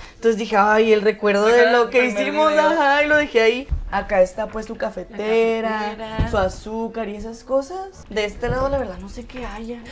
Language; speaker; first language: Spanish; native; Spanish